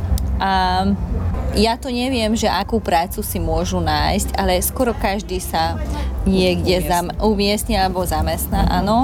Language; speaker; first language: Slovak; non-native, local second language; Hungarian